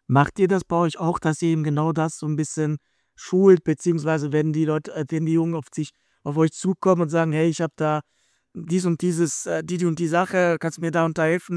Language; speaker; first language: German; native; German